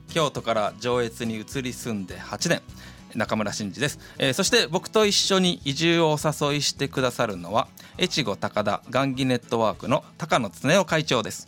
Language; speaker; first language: Japanese; native; Japanese